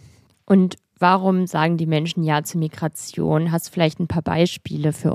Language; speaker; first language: German; native; German